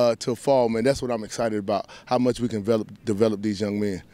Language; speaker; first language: English; native; English